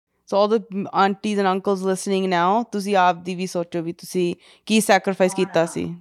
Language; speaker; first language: Punjabi; early bilingual, heritage; Punjabi